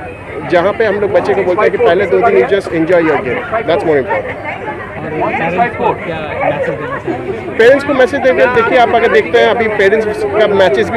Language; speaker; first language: Hindi; non-native, local second language; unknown